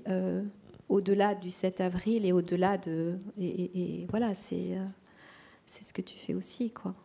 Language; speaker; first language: French; non-native, local second language; Kinyarwanda